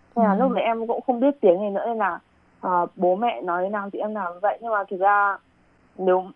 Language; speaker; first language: Vietnamese; native; Vietnamese